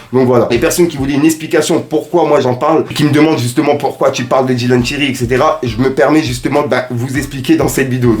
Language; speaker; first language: French; native; French